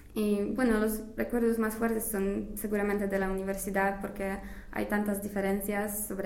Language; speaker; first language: Spanish; non-native, fluent; English